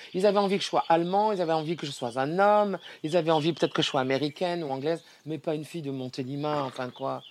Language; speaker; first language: French; native; French